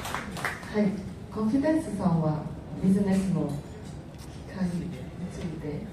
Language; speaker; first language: Japanese; non-native, fluent; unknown